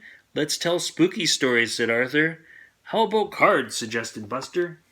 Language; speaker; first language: English; native; English